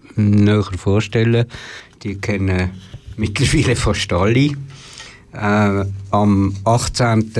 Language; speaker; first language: German; native; German